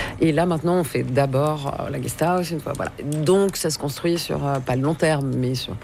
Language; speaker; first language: French; native; French